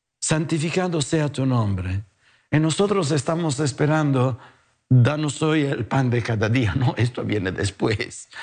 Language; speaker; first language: Spanish; non-native, fluent; Italian